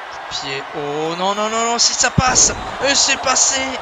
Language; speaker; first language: French; native; French